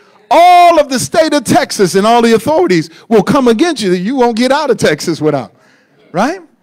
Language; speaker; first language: English; native; English